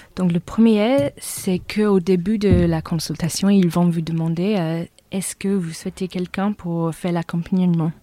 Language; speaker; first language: French; non-native, fluent; English